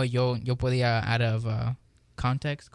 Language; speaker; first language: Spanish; early bilingual, heritage; Spanish